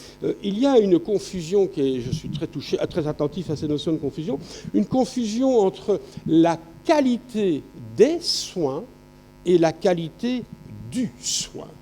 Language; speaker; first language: French; native; French